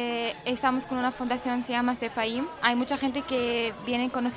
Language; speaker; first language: Spanish; non-native, learner; Arabic